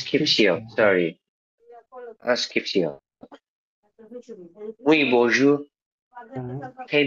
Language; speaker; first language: French; non-native, learner; Bangla